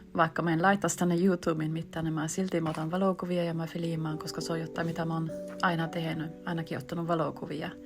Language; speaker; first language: Finnish; early bilingual, heritage; Finnish